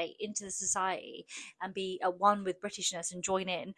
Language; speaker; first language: English; early bilingual, other home language; Polish